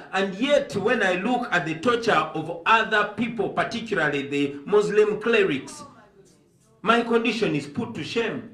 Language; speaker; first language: English; non-native, local second language; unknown